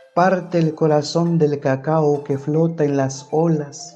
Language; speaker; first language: Spanish; non-native, local second language; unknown